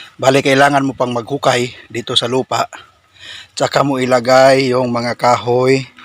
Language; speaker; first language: Filipino; non-native, local second language; Cebuano